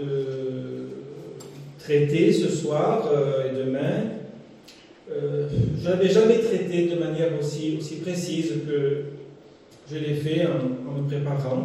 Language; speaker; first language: French; native; French